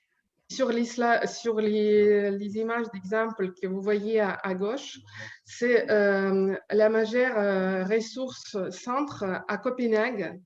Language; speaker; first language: French; non-native, learner; Ukrainian